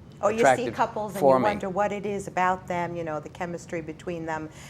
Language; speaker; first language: English; native; English